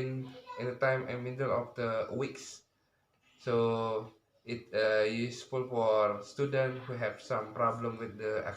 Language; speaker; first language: English; non-native, learner; Indonesian